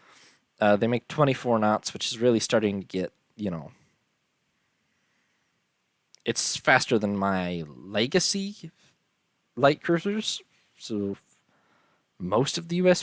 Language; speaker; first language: English; native; English